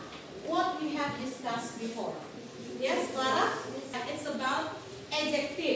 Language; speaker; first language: English; non-native, fluent; Indonesian